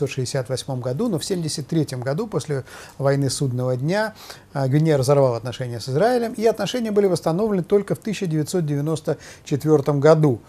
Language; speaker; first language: Russian; native; Russian